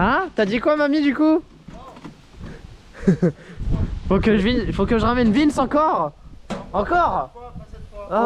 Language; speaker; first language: French; native; French